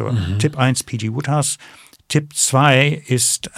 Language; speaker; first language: German; non-native, fluent; English